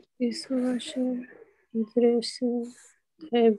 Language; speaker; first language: English; non-native, learner; Spanish